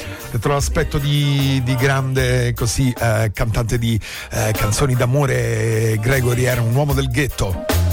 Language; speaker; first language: Italian; native; Italian